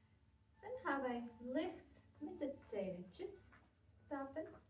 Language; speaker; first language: Dutch; non-native, fluent; Latvian